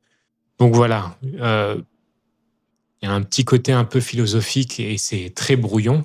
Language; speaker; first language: French; native; French